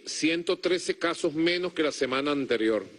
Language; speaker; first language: Spanish; native; Spanish